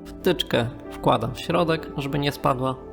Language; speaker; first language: Polish; native; Polish